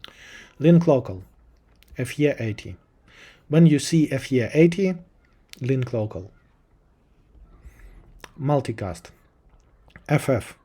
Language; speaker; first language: English; non-native, fluent; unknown